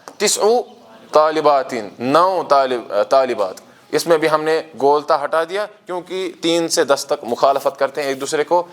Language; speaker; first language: Urdu; non-native, local second language; Kashmiri